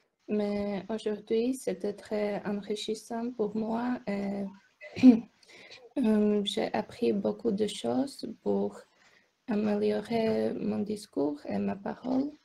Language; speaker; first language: French; non-native, learner; Slovak